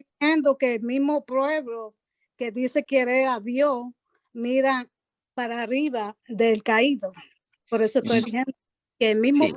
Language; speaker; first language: Spanish; early bilingual, heritage; Spanish